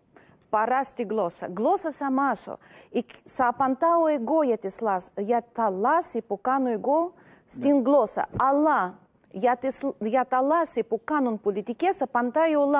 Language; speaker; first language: Greek; non-native, learner; Russian